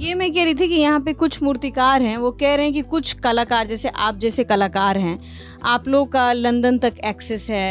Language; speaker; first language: Hindi; native; Hindi